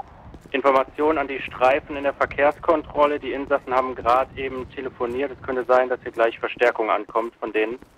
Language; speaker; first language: German; native; German